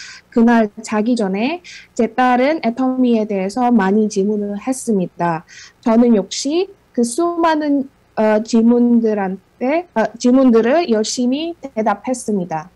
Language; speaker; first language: Korean; non-native, fluent; Indonesian